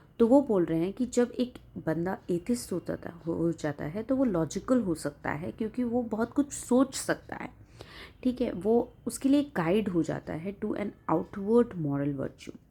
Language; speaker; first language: Hindi; non-native, local second language; Bangla